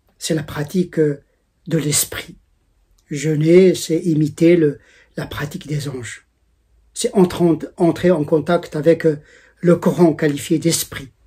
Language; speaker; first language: French; non-native, local second language; Arabic